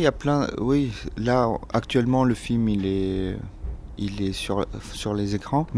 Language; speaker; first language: French; non-native, fluent; Bulgarian